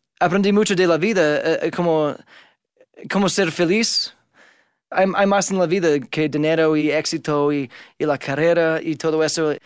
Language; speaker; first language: Spanish; non-native, fluent; English